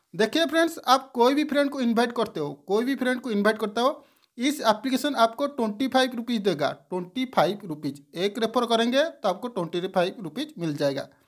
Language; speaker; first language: Hindi; non-native, local second language; Bangla